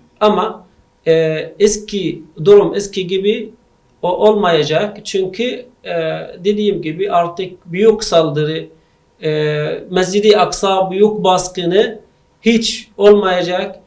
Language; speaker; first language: Turkish; non-native, learner; Arabic